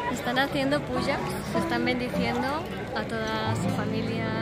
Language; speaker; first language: Spanish; native; Spanish